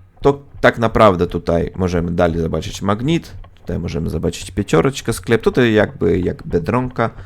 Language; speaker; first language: Polish; non-native, fluent; Russian